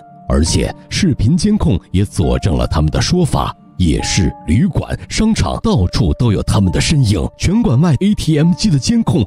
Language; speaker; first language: Chinese; native; Chinese